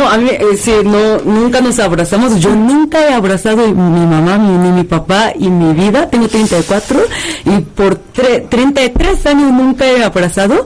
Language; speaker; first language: Spanish; non-native, fluent; Korean